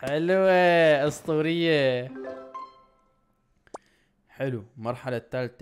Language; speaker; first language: Arabic; native; Arabic